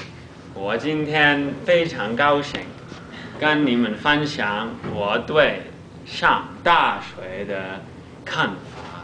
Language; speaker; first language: Chinese; non-native, learner; English